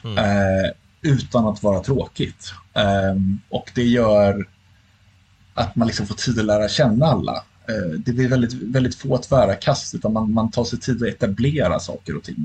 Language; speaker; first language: Swedish; native; Swedish